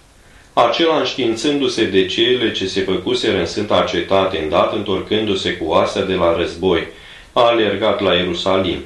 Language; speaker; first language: Romanian; native; Romanian